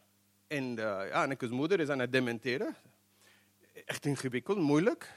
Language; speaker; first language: Dutch; non-native, fluent; English